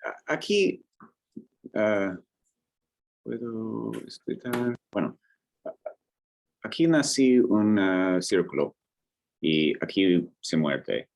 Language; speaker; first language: Spanish; non-native, learner; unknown